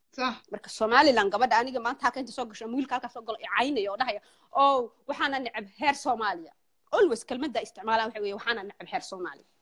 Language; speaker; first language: Somali; early bilingual, heritage; Somali